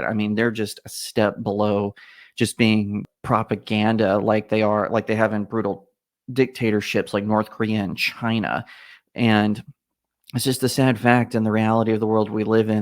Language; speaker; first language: English; native; English